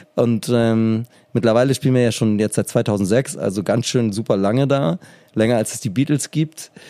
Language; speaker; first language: German; native; German